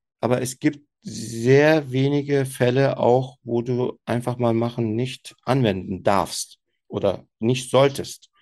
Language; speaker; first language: German; early bilingual, other home language; Turkish